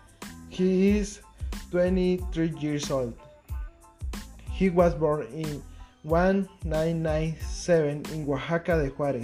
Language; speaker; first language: English; non-native, learner; Spanish